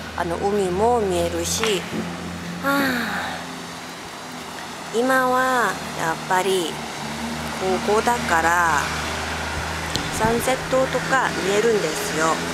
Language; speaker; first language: Japanese; non-native, learner; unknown